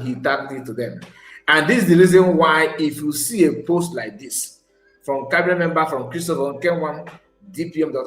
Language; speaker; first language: English; non-native, local second language; Igbo